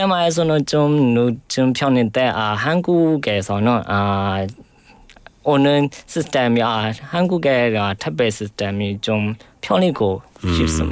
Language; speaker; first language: Korean; non-native, learner; Burmese